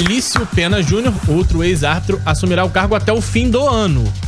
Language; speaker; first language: Portuguese; native; Portuguese